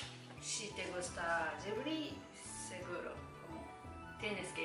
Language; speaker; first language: Spanish; non-native, learner; Japanese